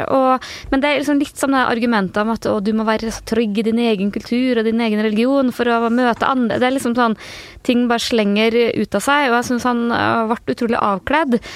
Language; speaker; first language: Norwegian; native; Norwegian